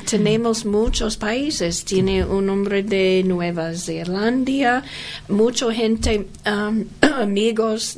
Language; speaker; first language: Spanish; non-native, learner; English